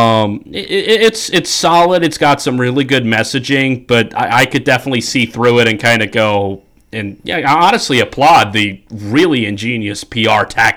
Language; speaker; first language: English; native; English